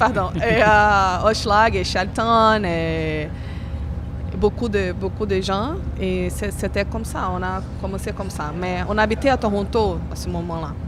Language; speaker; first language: French; non-native, fluent; Portuguese